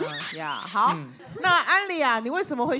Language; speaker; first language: Chinese; native; Chinese